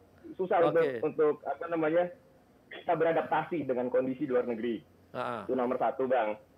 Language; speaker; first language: Indonesian; native; Indonesian